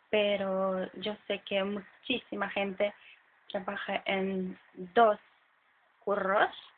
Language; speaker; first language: Spanish; non-native, fluent; Polish